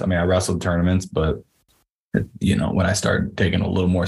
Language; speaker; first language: English; native; English